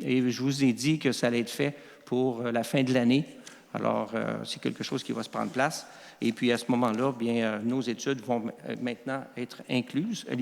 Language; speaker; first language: French; native; French